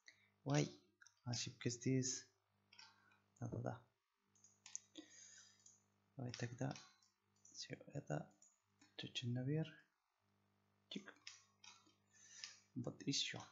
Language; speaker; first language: Russian; non-native, learner; Spanish